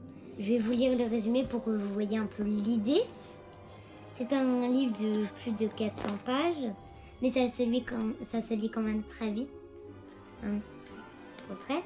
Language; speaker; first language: French; native; French